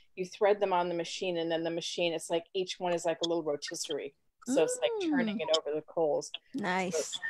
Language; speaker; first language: English; native; English